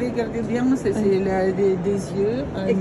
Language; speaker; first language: French; non-native, fluent; Romanian